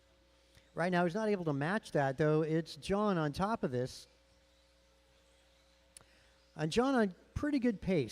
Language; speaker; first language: English; native; English